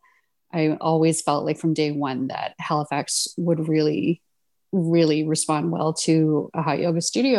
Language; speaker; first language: English; native; English